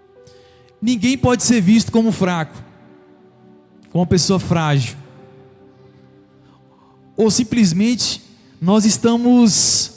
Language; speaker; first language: Portuguese; native; Portuguese